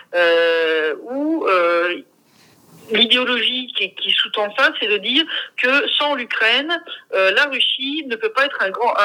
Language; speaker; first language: French; native; French